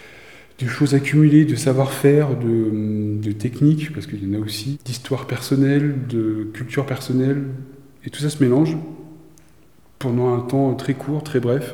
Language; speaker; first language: French; native; French